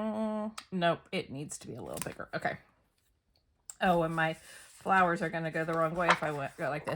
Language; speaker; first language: English; native; English